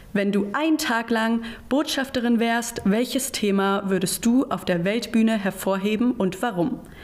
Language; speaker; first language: German; native; German